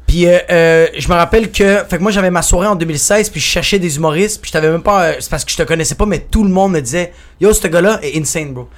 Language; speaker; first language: French; early bilingual, other home language; Spanish